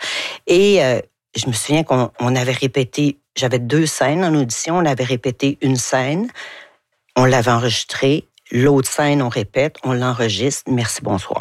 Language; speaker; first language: French; native; French